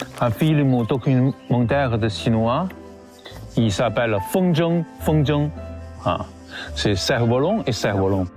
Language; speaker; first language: French; non-native, learner; Chinese